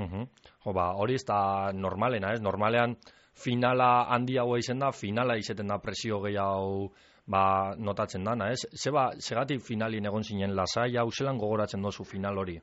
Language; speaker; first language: Basque; native; Basque